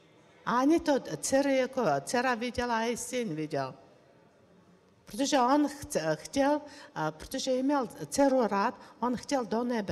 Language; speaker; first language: Czech; non-native, learner; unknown